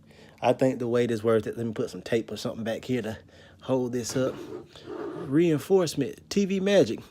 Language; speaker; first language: English; native; English